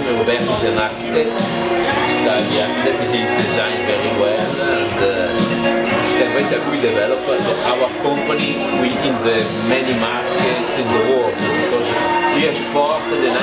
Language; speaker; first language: English; non-native, learner; Italian